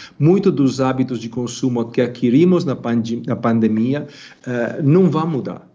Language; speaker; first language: Portuguese; non-native, fluent; Italian